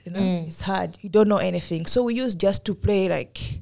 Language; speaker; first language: English; non-native, local second language; Tumbuka